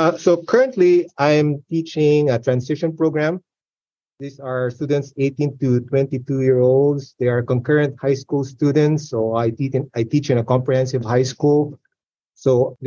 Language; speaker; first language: English; non-native, local second language; Filipino